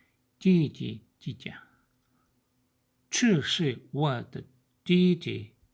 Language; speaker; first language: Chinese; non-native, learner; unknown